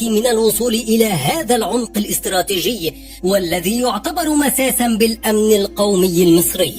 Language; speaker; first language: Arabic; native; Arabic